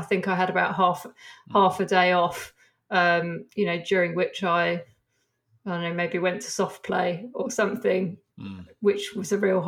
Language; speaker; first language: English; native; English